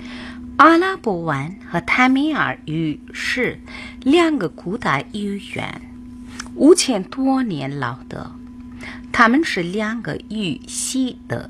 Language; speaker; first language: Chinese; non-native, learner; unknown